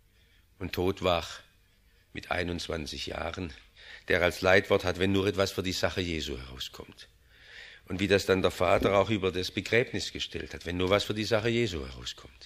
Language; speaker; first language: German; native; German